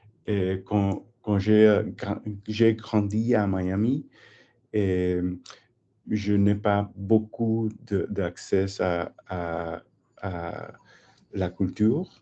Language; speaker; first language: French; non-native, learner; English